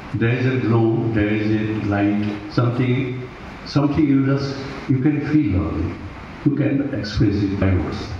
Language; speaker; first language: English; non-native, local second language; Assamese